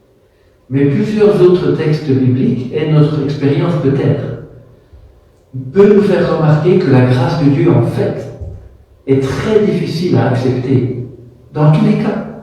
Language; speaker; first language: French; native; French